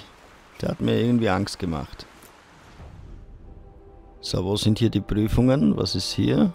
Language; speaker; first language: German; native; German